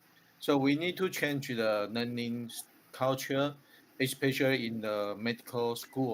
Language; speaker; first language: English; non-native, learner; Chinese